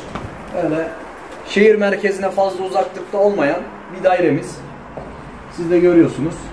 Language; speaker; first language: Turkish; native; Turkish